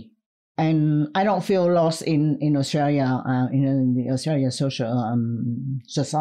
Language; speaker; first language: English; non-native, fluent; Vietnamese